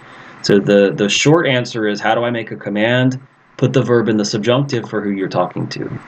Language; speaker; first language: English; native; English